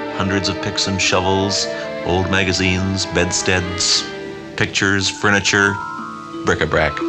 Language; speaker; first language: English; native; English